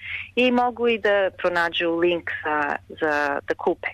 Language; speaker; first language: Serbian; early bilingual, heritage; Serbian